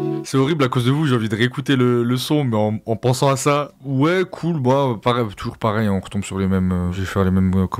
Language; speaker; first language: French; native; French